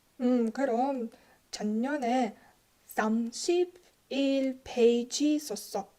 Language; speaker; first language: Korean; non-native, learner; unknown